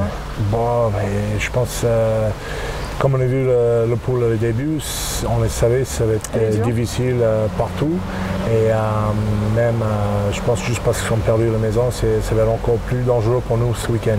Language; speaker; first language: French; non-native, learner; English